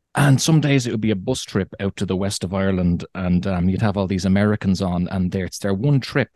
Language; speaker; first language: English; native; English